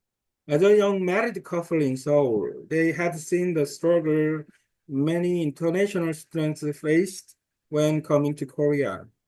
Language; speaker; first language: English; non-native, learner; Korean